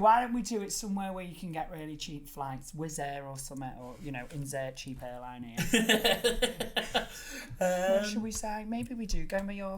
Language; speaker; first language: English; native; English